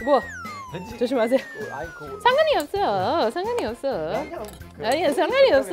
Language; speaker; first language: Korean; non-native, learner; English